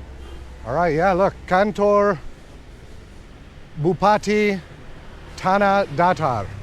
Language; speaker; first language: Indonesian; non-native, learner; English